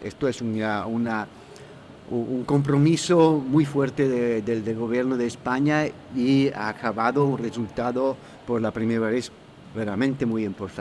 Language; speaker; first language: Spanish; non-native, fluent; Italian